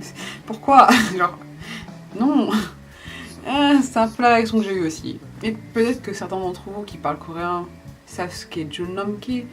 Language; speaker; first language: French; native; French